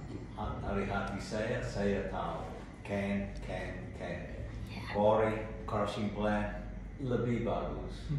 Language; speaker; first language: Indonesian; non-native, learner; English